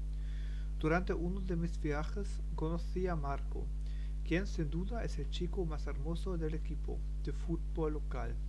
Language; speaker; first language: Spanish; non-native, learner; German